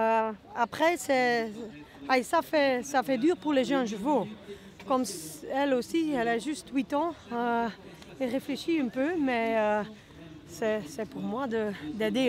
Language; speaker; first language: French; non-native, local second language; Dutch